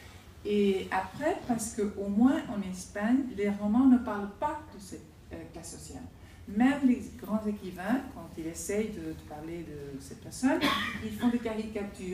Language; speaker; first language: French; non-native, fluent; Spanish